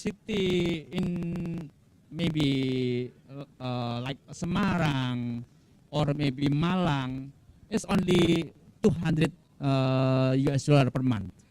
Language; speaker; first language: English; non-native, fluent; Indonesian